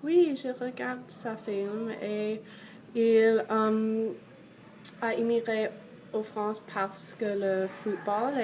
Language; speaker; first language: French; non-native, learner; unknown